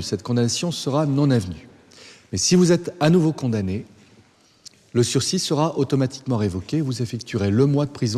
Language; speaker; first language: French; native; French